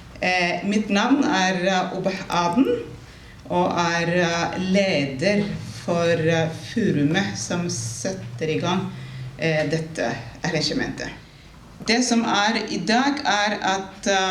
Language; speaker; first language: Norwegian; non-native, fluent; Somali